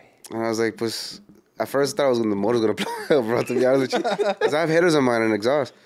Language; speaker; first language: English; early bilingual, other home language; Spanish